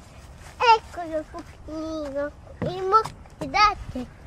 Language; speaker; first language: Italian; early bilingual, other home language; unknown